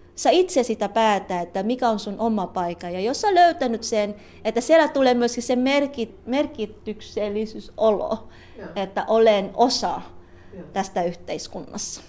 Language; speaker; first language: Finnish; non-native, fluent; Filipino